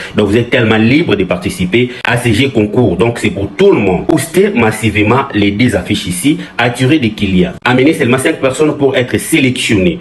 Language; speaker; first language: French; non-native, local second language; Lingala